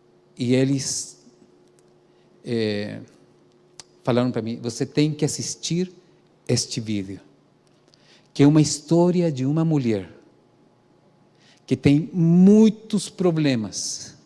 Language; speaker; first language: Portuguese; non-native, fluent; Spanish